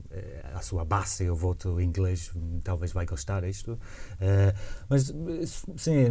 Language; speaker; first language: Portuguese; non-native, fluent; English